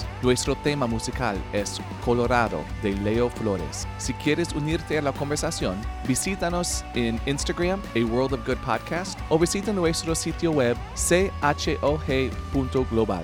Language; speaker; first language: Spanish; non-native, fluent; English